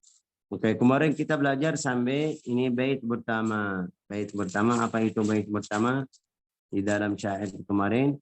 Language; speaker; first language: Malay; non-native, fluent; Arabic